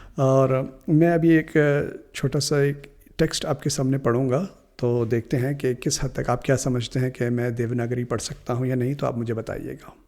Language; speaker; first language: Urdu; native; Urdu